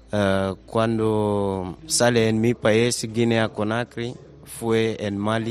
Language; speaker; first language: Spanish; non-native, learner; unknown